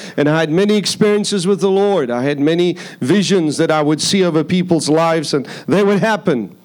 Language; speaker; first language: English; native; English